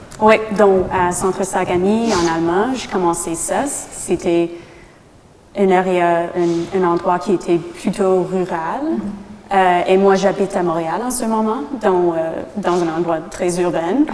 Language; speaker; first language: French; non-native, local second language; English